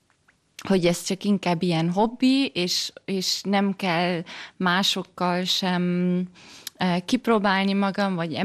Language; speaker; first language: Hungarian; early bilingual, heritage; German